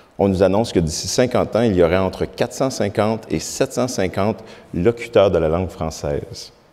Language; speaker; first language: French; native; French